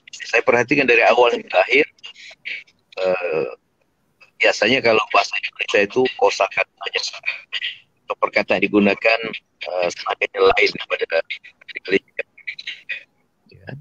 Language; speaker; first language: Malay; native; Malay